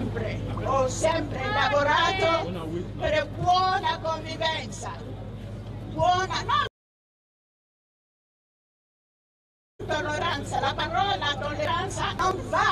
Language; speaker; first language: Italian; non-native, fluent; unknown